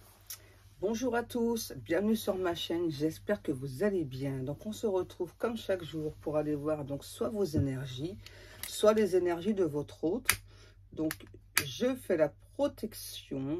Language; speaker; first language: French; native; French